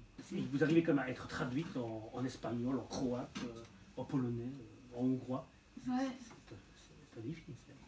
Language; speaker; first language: French; native; French